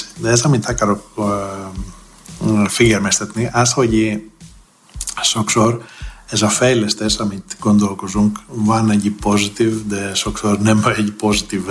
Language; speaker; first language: Hungarian; non-native, fluent; Greek